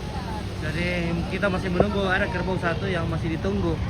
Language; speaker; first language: Indonesian; non-native, local second language; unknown